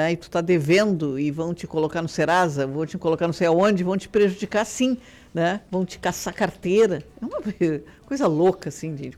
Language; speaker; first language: Portuguese; native; Portuguese